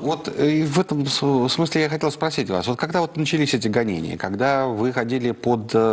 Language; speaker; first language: Russian; native; Russian